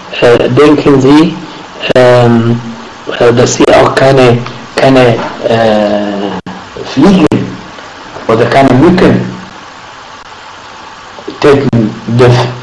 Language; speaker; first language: German; non-native, fluent; Arabic